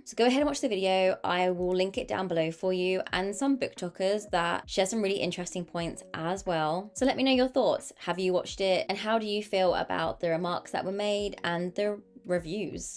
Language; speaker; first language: English; native; English